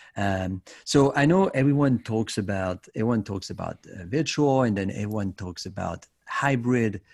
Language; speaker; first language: English; non-native, fluent; French